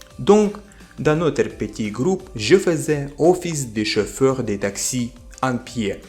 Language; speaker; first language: French; non-native, fluent; Ukrainian